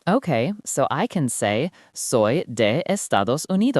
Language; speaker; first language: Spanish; non-native, learner; English